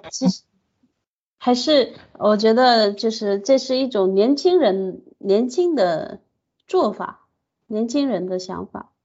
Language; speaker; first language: Chinese; native; Chinese